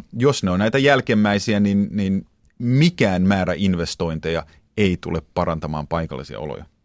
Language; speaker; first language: Finnish; early bilingual, heritage; Finnish